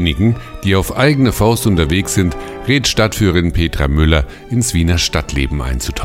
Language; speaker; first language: German; native; German